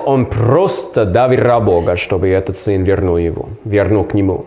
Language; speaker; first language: Russian; non-native, learner; English